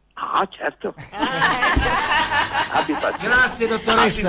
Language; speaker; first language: Italian; native; Italian